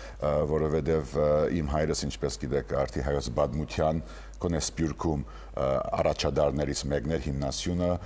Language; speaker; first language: Armenian; early bilingual, heritage; Armenian